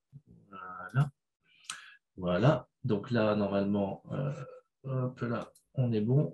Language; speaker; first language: French; native; French